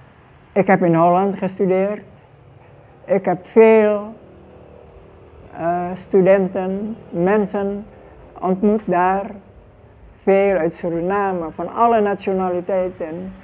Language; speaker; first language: Dutch; non-native, fluent; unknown